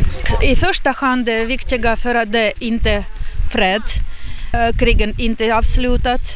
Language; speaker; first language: Swedish; non-native, learner; Ukrainian